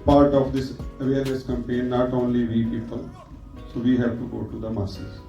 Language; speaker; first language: English; non-native, local second language; Punjabi